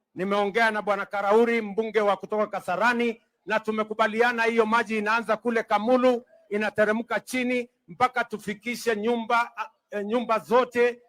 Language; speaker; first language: Swahili; non-native, local second language; Kalenjin